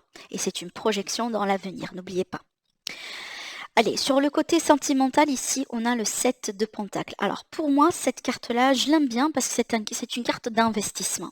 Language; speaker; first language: French; native; French